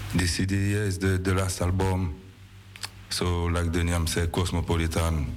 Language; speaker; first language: English; non-native, learner; French